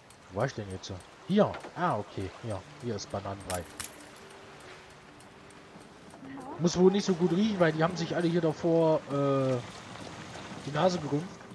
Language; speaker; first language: German; native; German